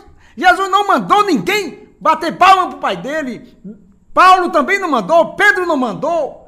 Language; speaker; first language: Portuguese; native; Portuguese